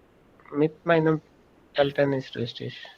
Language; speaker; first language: German; non-native, learner; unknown